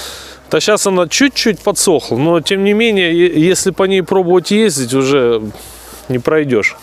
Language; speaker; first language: Russian; native; Russian